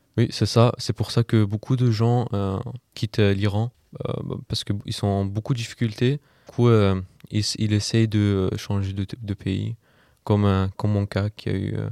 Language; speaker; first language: French; non-native, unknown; Persian